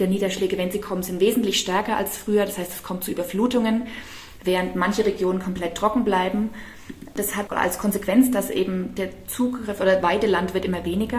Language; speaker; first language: German; native; German